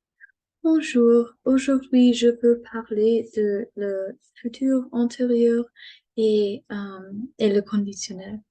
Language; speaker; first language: French; non-native, learner; English